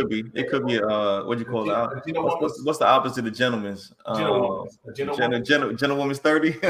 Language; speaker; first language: English; native; English